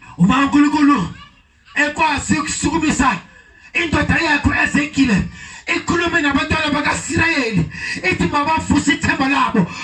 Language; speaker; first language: Zulu; non-native, local second language; Xhosa